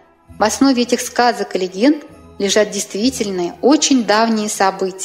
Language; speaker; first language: Russian; native; Russian